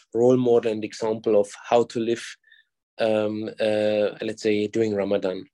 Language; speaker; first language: English; non-native, fluent; German